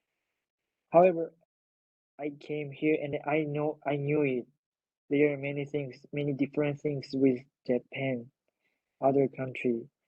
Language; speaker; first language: English; non-native, learner; Japanese